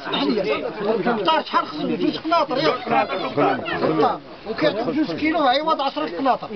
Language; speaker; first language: Arabic; native; Arabic